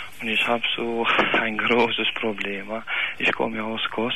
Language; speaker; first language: German; non-native, learner; Albanian